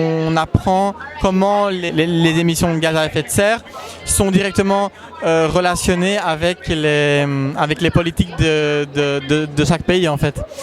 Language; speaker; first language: French; non-native, fluent; Spanish